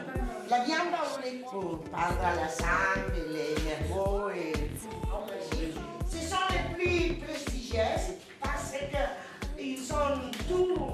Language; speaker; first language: French; non-native, learner; Catalan